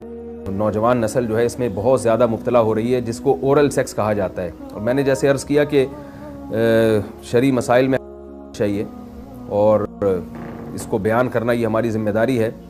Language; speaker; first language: Urdu; native; Urdu